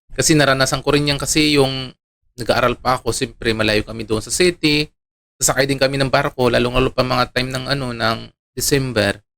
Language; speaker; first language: Filipino; non-native, local second language; Iloko